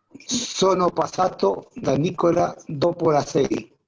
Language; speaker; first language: Italian; non-native, learner; Spanish